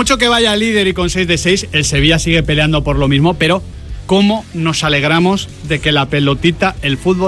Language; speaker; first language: Spanish; native; Spanish